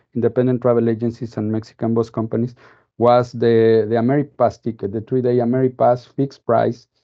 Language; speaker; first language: English; non-native, fluent; Spanish